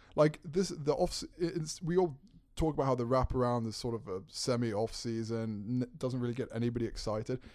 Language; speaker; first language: English; native; English